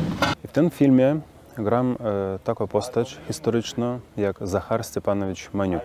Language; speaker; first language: Polish; non-native, fluent; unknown